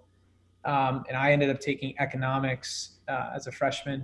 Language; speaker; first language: English; native; English